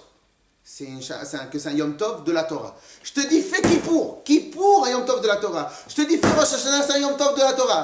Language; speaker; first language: French; native; French